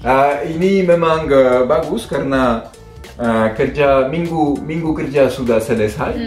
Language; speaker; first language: Indonesian; non-native, fluent; French